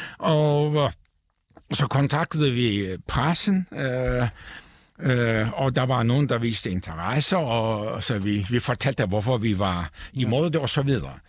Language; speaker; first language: Danish; non-native, fluent; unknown